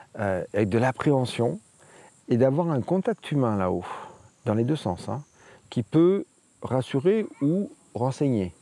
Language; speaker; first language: French; native; French